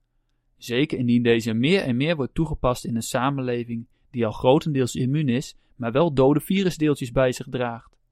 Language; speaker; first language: Dutch; native; Dutch